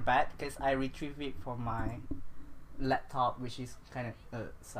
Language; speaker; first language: English; non-native, local second language; Malay